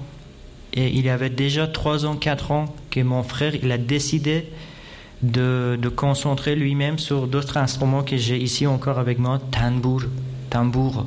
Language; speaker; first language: French; non-native, fluent; Persian